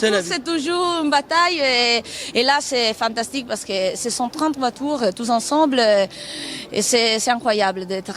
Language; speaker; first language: French; non-native, fluent; Italian